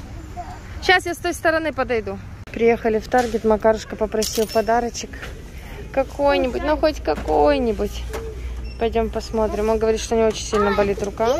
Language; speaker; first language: Russian; native; Russian